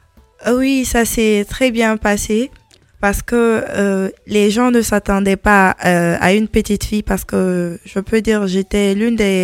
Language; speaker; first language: French; non-native, local second language; Mandingo